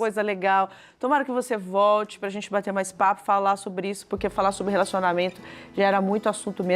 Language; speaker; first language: Portuguese; native; Portuguese